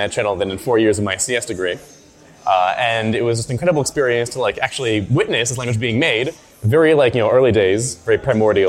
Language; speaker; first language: English; native; English